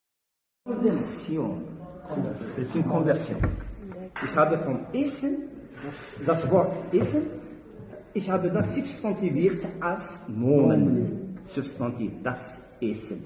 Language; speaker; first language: German; non-native, learner; French